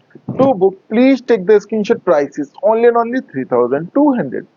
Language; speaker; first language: Hindi; non-native, local second language; Bangla